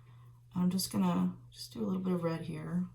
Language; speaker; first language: English; native; English